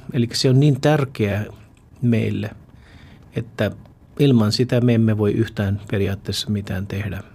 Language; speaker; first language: Finnish; non-native, fluent; Urdu